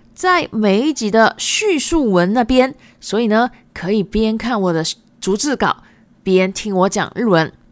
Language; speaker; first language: Chinese; early bilingual, other home language; Japanese